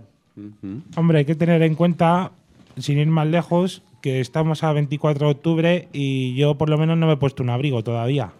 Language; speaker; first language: Spanish; native; Spanish